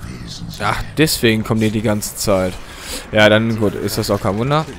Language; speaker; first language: German; native; German